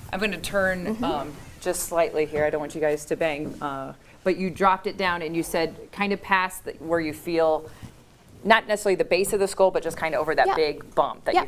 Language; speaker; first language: English; native; English